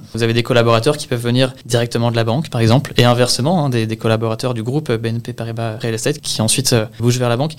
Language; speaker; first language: French; native; French